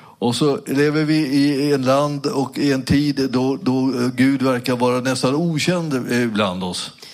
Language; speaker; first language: Swedish; native; Swedish